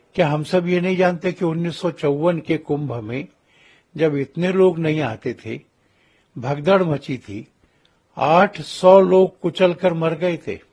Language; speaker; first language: Hindi; native; Hindi